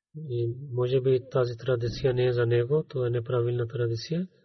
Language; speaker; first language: Bulgarian; non-native, learner; Urdu